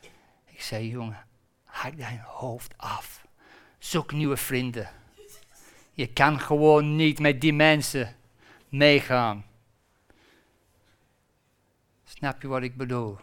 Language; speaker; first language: Dutch; non-native, fluent; English